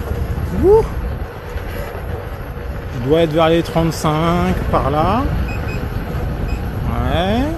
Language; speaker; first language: French; native; French